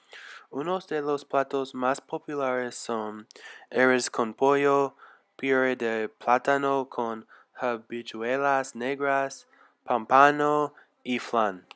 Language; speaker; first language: Spanish; non-native, learner; English